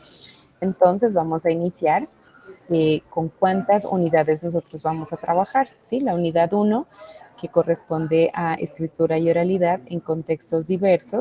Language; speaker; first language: Spanish; native; Spanish